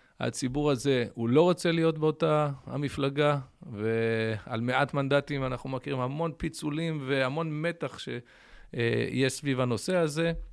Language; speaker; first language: Hebrew; early bilingual, other home language; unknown